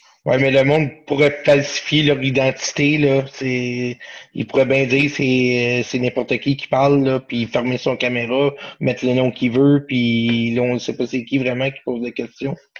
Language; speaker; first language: French; native; French